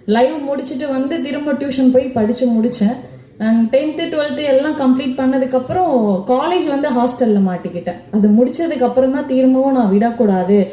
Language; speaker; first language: Tamil; native; Tamil